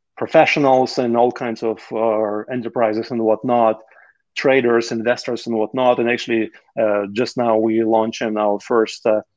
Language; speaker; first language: English; non-native, fluent; Russian